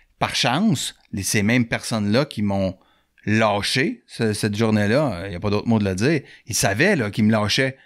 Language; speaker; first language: French; native; French